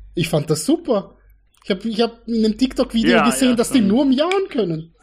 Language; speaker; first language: German; native; German